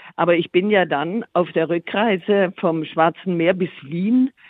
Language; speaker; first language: German; native; German